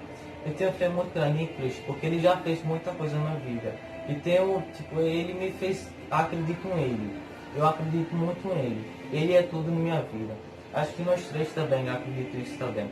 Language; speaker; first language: Portuguese; non-native, fluent; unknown